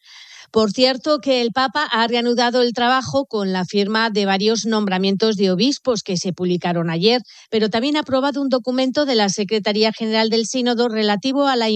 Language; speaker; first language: Spanish; native; Spanish